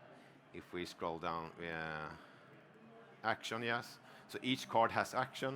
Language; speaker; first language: English; non-native, fluent; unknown